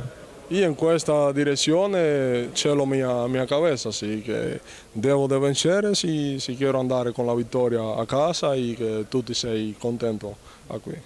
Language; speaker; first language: Italian; non-native, learner; Spanish